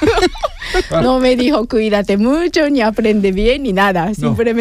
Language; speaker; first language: Spanish; non-native, fluent; Japanese